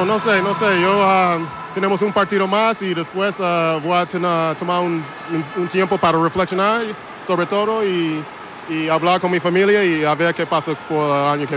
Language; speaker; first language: Spanish; non-native, learner; English